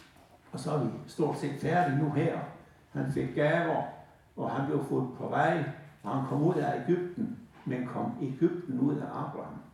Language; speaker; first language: Danish; native; Danish